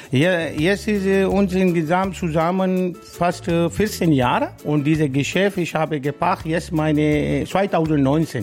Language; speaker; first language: German; non-native, learner; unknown